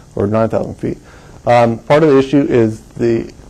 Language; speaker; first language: English; native; English